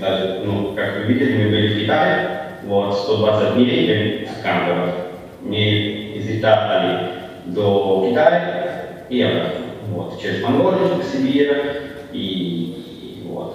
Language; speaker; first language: Russian; non-native, learner; Italian